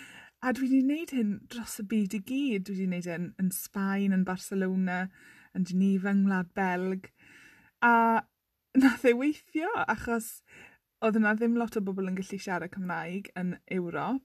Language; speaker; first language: Welsh; non-native, local second language; English